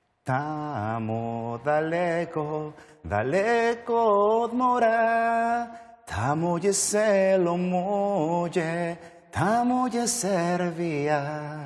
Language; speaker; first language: Serbian; non-native, learner; Spanish